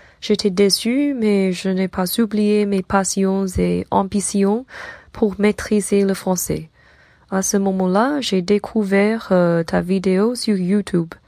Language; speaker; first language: French; non-native, learner; Chinese